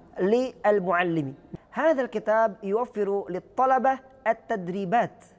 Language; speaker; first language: Arabic; non-native, fluent; Indonesian